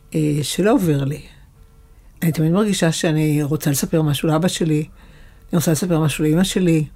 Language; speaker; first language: Hebrew; native; Hebrew